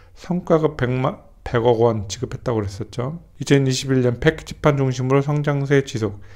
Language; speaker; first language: Korean; native; Korean